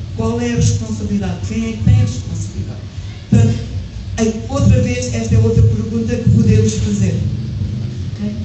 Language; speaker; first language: Portuguese; early bilingual, heritage; English